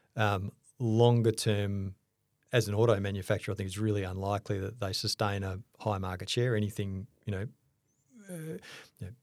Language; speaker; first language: English; native; English